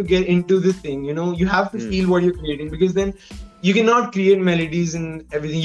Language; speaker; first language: English; non-native, local second language; Hindi